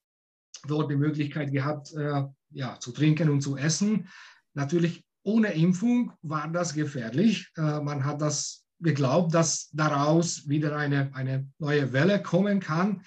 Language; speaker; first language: German; non-native, fluent; Hungarian